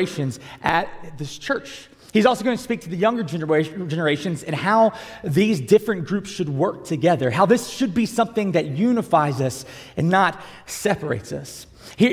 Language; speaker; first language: English; native; English